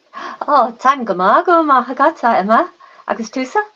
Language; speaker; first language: Irish; non-native, learner; English